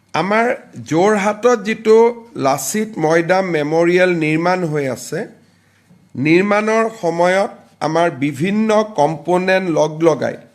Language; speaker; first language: Assamese; native; Assamese